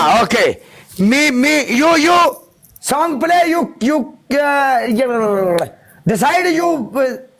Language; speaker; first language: English; non-native, learner; Punjabi